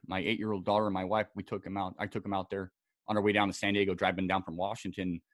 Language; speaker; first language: English; native; English